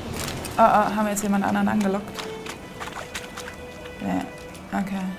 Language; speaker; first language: German; native; German